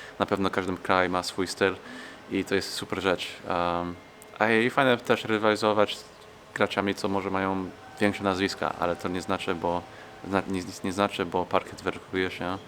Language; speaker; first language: Polish; non-native, fluent; English